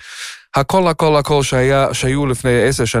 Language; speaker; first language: Hebrew; non-native, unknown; Yiddish